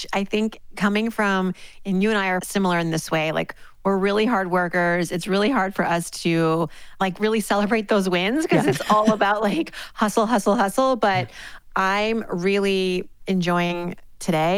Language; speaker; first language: English; native; English